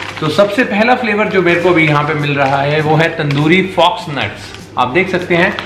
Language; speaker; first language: Hindi; native; Hindi